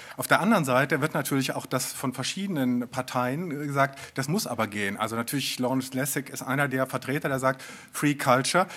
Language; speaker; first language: German; native; German